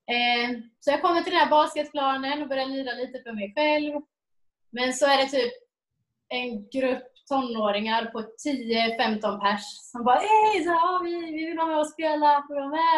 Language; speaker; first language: Swedish; native; Swedish